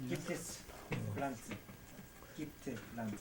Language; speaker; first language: German; non-native, learner; Korean